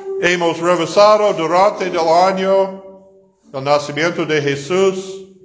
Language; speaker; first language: Spanish; non-native, fluent; English